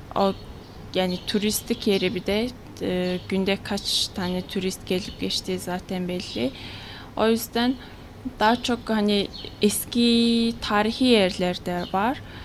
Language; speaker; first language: Turkish; non-native, fluent; Mongolian